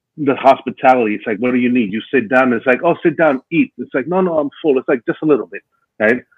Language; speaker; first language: English; native; English